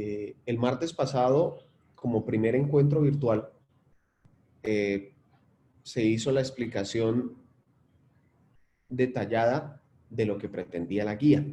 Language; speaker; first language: Spanish; native; Spanish